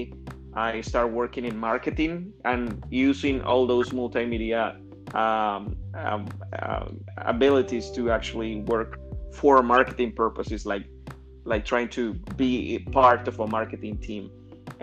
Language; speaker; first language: English; non-native, fluent; Spanish